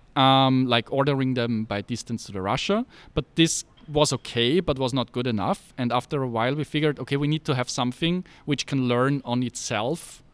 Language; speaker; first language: English; non-native, fluent; German